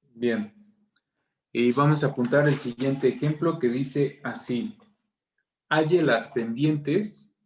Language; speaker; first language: Spanish; native; Spanish